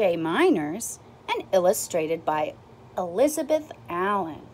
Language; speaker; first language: English; native; English